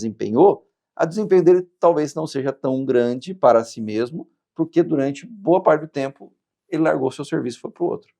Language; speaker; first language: Portuguese; native; Portuguese